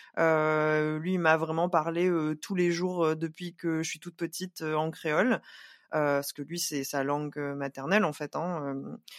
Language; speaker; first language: French; native; French